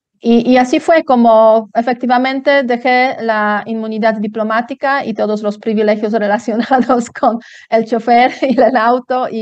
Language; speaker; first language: Spanish; non-native, fluent; Polish